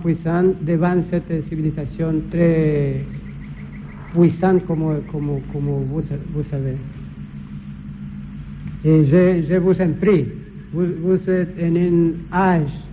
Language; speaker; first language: French; non-native, learner; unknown